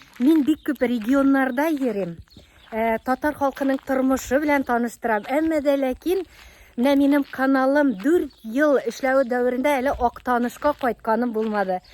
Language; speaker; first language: Tatar; native; Tatar